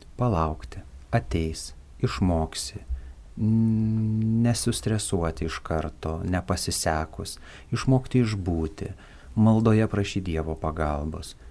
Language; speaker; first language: Lithuanian; native; Lithuanian